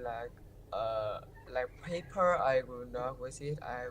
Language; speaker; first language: English; non-native, learner; Vietnamese